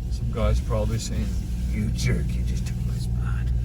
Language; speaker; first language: English; native; English